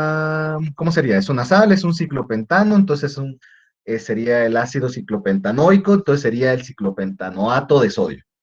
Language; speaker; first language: Spanish; native; Spanish